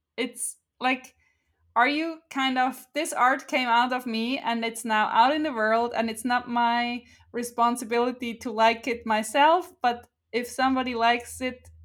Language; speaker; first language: English; non-native, fluent; Swiss German